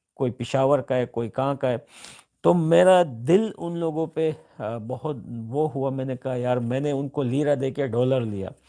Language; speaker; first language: Urdu; non-native, local second language; Pashto